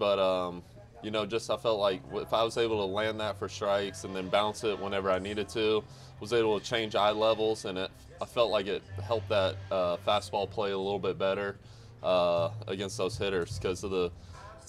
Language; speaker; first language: English; native; English